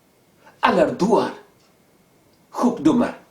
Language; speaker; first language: Swedish; non-native, learner; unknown